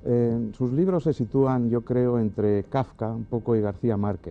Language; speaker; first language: Spanish; native; Spanish